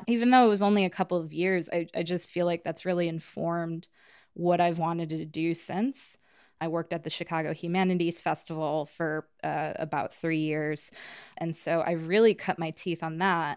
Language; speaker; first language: English; native; English